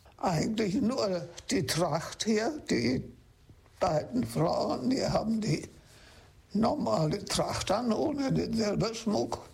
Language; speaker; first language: German; non-native, local second language; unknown